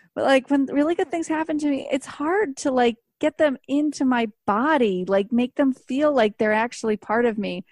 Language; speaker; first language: English; native; English